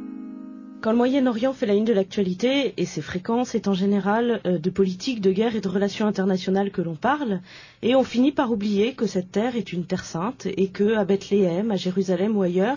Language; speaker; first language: French; native; French